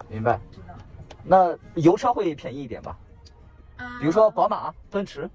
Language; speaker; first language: Chinese; native; Chinese